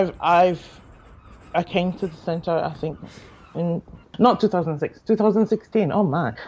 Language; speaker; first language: English; non-native, local second language; Yoruba